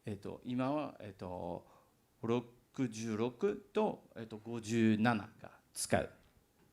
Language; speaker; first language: Japanese; non-native, learner; English